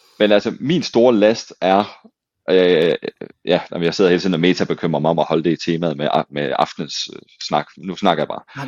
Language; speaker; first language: Danish; native; Danish